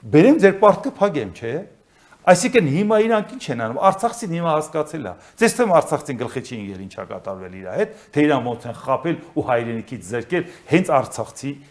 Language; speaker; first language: Armenian; native; Armenian